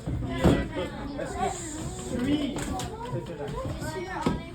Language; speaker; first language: French; non-native, local second language; English